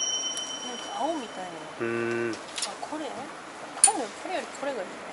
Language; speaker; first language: Japanese; native; Japanese